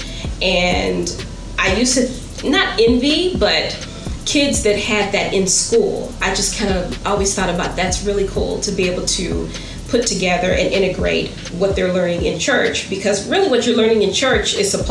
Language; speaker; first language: English; native; English